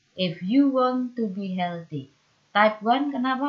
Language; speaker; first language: English; non-native, fluent; Indonesian